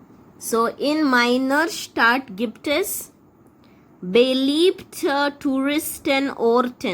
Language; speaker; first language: German; non-native, fluent; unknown